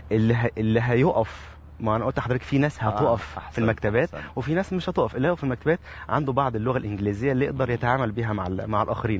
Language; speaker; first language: Arabic; native; Arabic